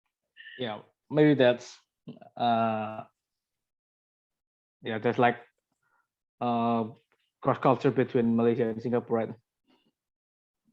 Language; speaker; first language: English; non-native, learner; Indonesian